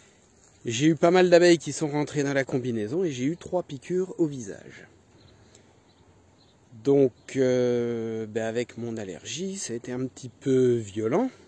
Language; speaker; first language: French; native; French